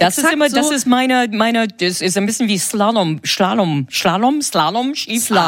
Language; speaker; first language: German; non-native, fluent; English